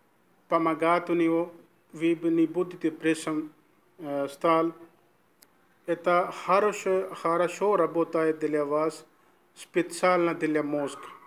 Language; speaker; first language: Russian; non-native, learner; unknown